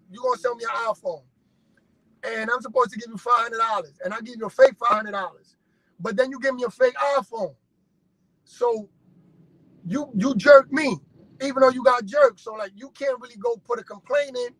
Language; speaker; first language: English; early bilingual, other home language; Spanish